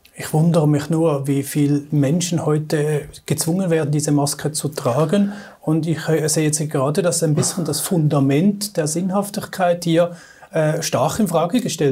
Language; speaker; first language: German; native; German